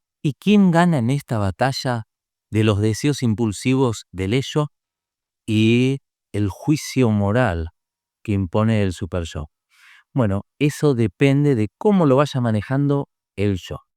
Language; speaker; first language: Spanish; native; Spanish